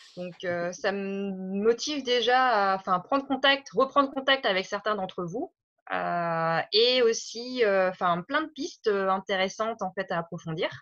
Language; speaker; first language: French; native; French